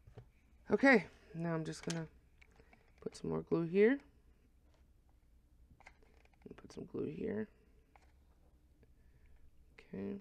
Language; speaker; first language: English; native; English